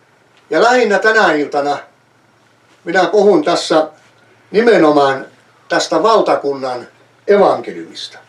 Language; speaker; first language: Finnish; native; Finnish